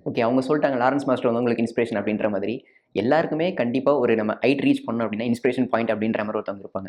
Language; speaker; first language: Tamil; native; Tamil